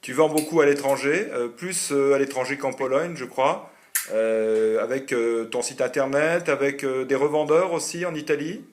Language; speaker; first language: French; native; French